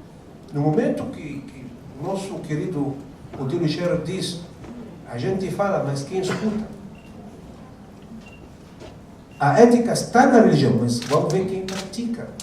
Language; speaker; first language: Portuguese; non-native, fluent; Arabic